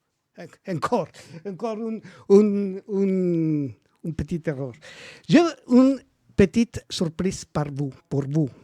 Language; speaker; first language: French; non-native, learner; Spanish